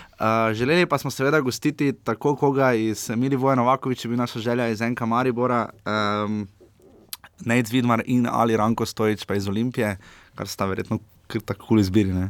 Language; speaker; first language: Slovenian; native; Slovenian